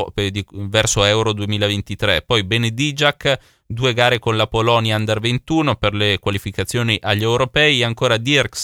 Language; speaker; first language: Italian; native; Italian